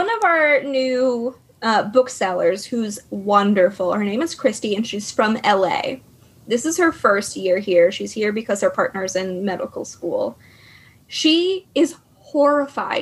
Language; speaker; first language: English; native; English